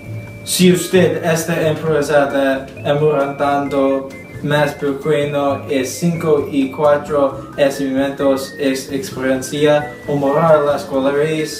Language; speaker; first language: Spanish; non-native, learner; English